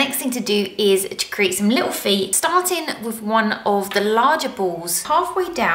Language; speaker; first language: English; native; English